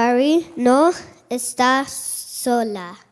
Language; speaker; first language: Spanish; non-native, learner; English